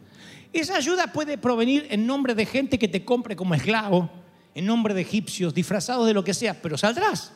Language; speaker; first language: Spanish; native; Spanish